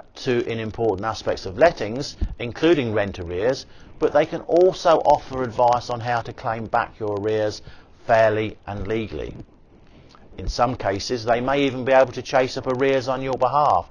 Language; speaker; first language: English; native; English